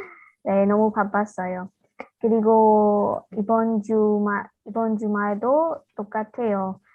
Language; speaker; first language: Korean; non-native, learner; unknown